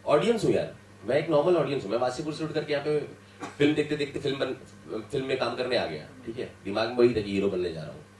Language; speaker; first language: Hindi; native; Hindi